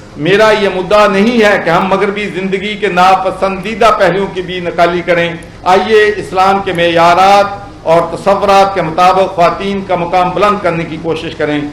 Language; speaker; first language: Urdu; non-native, local second language; Punjabi